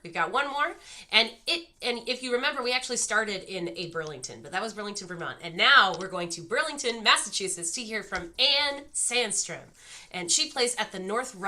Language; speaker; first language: English; native; English